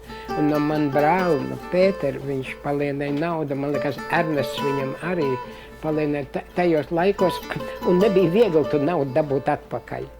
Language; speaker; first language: Latvian; early bilingual, heritage; Latvian